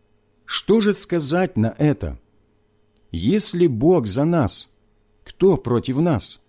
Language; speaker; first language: Russian; native; Russian